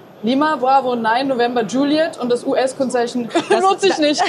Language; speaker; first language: German; native; German